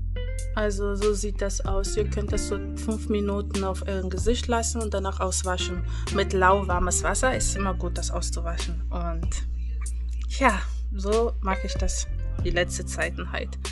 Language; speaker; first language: German; non-native, fluent; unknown